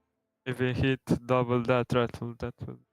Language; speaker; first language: English; non-native, learner; Slovenian